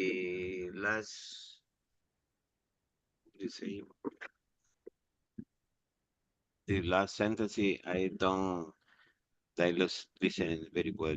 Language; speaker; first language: English; non-native, learner; Spanish